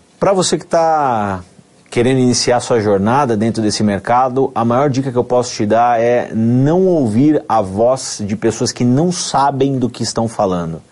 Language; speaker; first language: Portuguese; native; Portuguese